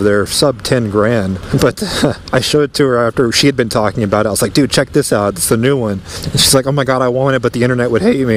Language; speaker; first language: English; native; English